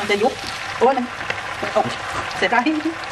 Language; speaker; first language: Thai; native; Thai